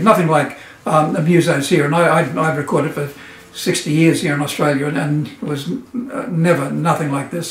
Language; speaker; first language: English; native; English